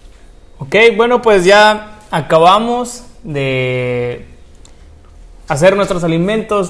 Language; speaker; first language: Spanish; native; Spanish